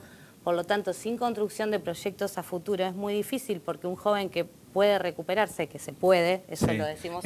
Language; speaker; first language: Spanish; native; Spanish